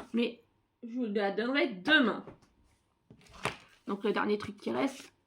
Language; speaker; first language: French; native; French